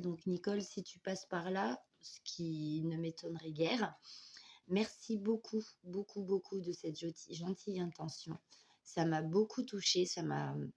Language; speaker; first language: French; native; French